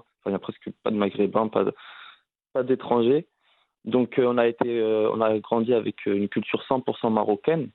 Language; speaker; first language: French; early bilingual, other home language; Arabic